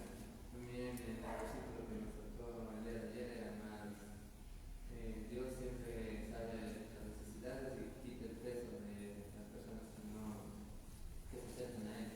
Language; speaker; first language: Spanish; native; Spanish